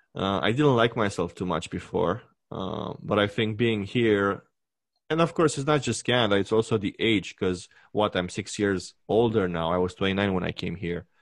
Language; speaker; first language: English; non-native, fluent; Romanian